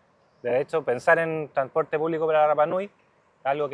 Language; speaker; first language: Spanish; native; Spanish